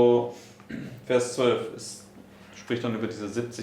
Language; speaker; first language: German; native; German